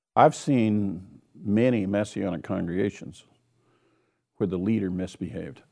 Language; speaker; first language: English; native; English